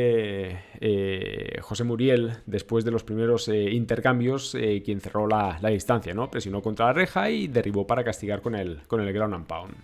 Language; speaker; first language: Spanish; native; Spanish